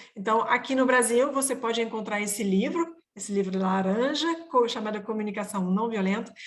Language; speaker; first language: Portuguese; non-native, fluent; French